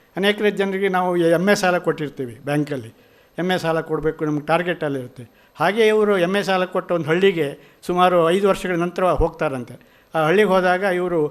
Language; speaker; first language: Kannada; native; Kannada